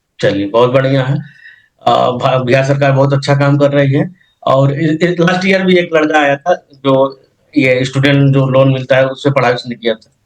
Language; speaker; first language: Hindi; native; Hindi